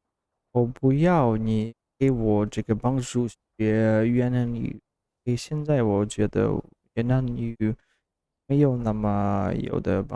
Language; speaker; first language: Chinese; non-native, learner; Russian